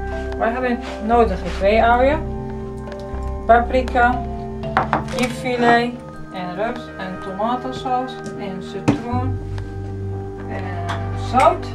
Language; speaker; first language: Dutch; non-native, learner; Arabic